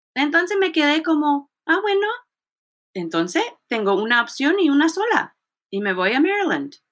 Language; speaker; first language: Spanish; early bilingual, heritage; Spanish